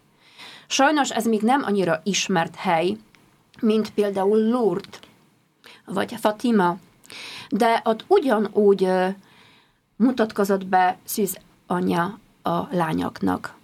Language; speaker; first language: Hungarian; non-native, fluent; Polish